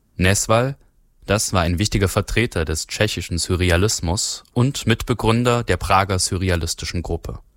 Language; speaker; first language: German; native; German